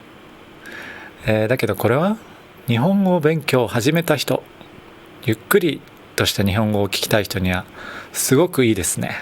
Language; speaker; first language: Japanese; native; Japanese